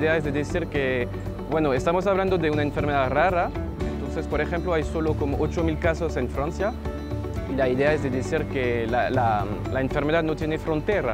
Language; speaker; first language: Spanish; non-native, fluent; French